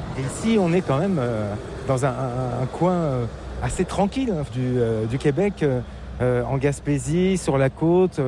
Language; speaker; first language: French; native; French